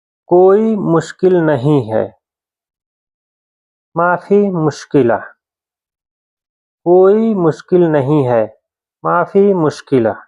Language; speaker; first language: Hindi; native; Hindi